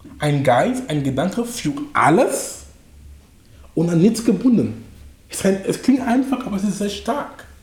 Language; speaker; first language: German; non-native, fluent; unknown